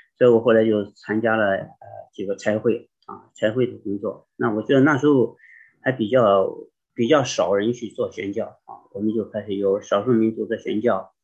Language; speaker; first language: Chinese; native; Chinese